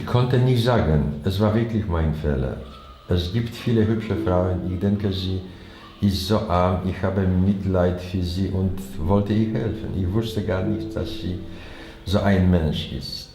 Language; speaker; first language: German; non-native, learner; Chinese